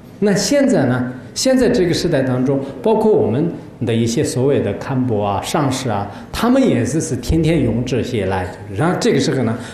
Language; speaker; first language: Chinese; non-native, local second language; Tibetan